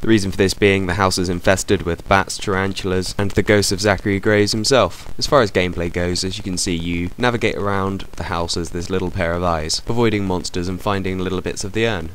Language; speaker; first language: English; native; English